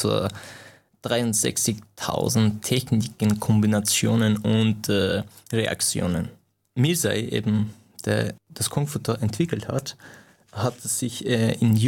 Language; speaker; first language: German; non-native, fluent; Persian